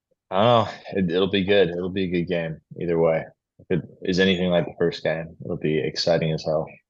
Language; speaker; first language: English; native; English